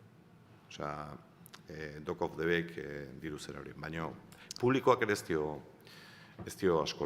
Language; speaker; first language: Basque; native; Basque